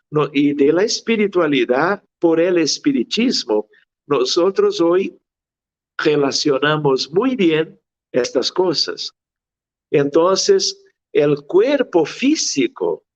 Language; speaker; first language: Spanish; non-native, fluent; Portuguese